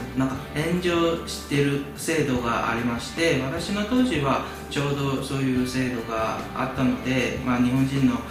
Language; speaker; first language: Japanese; non-native, fluent; Chinese